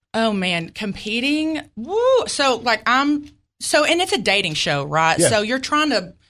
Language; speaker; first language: English; native; English